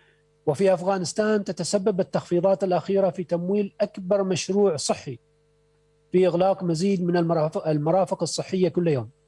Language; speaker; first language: Arabic; native; Arabic